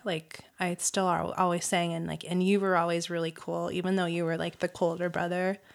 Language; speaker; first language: English; native; English